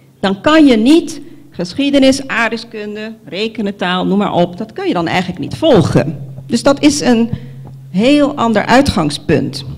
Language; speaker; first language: Dutch; non-native, local second language; Papiamento